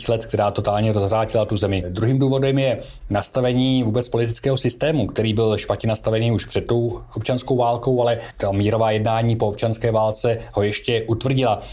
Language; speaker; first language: Czech; native; Czech